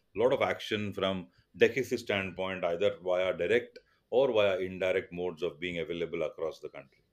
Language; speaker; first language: English; non-native, local second language; Tulu